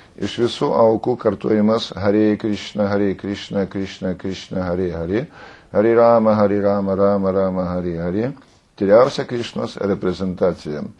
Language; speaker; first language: Lithuanian; non-native, fluent; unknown